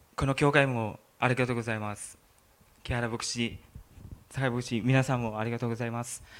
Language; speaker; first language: Japanese; non-native, learner; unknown